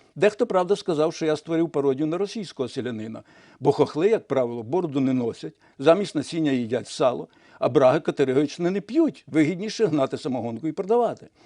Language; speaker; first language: Ukrainian; non-native, local second language; Russian